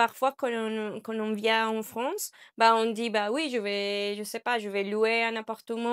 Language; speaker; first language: French; non-native, learner; Spanish